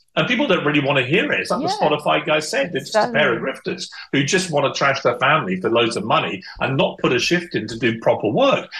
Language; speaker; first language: English; native; English